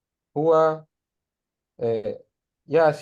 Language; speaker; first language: Arabic; non-native, learner; Indonesian